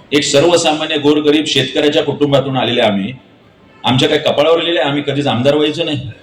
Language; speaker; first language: Marathi; native; Marathi